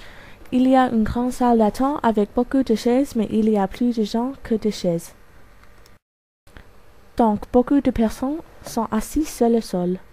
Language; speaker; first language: French; non-native, learner; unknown